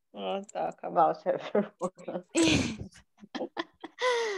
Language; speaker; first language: English; non-native, learner; Portuguese